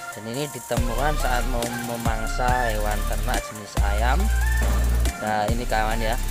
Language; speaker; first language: Indonesian; non-native, local second language; Javanese